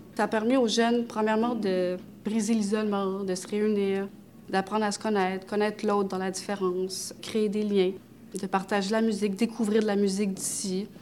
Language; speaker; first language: French; early bilingual, other home language; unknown